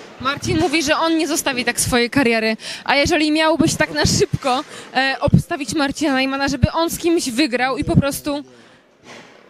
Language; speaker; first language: Polish; native; Polish